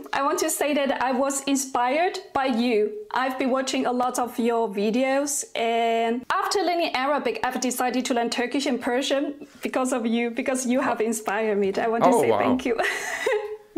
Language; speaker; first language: English; non-native, fluent; Chinese